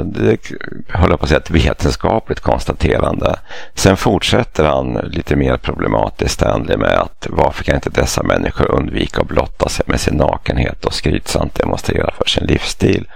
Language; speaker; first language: Swedish; native; Swedish